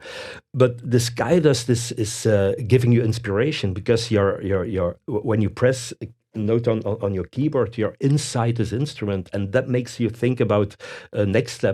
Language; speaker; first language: English; non-native, fluent; Dutch